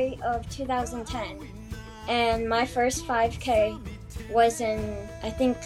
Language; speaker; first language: English; early bilingual, other home language; Chinese